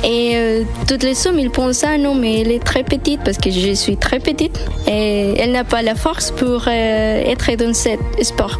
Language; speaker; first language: French; non-native, fluent; Spanish